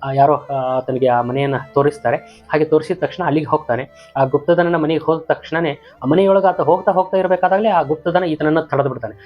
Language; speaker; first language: Kannada; native; Kannada